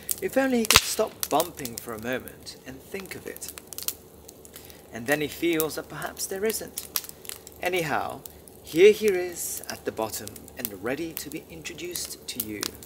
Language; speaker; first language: English; early bilingual, heritage; English